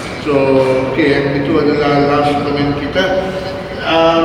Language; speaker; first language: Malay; non-native, local second language; Tamil